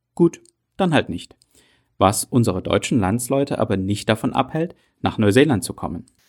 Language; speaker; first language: German; native; German